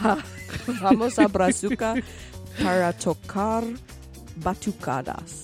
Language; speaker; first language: Spanish; non-native, learner; English